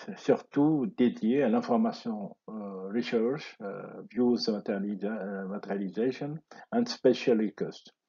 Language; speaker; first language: French; non-native, local second language; Arabic